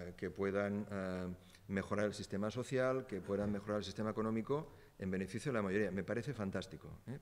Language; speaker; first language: Spanish; native; Spanish